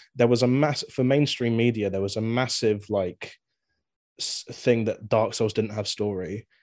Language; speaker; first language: English; native; English